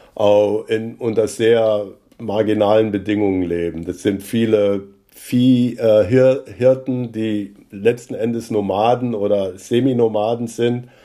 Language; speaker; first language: German; native; German